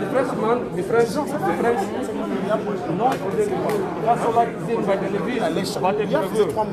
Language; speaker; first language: Dutch; non-native, learner; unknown